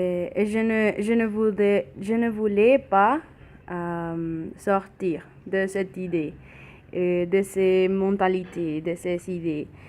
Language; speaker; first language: French; non-native, learner; Spanish